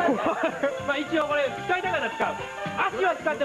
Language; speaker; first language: Japanese; native; Japanese